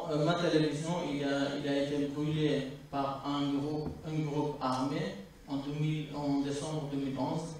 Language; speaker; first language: French; non-native, fluent; Kurdish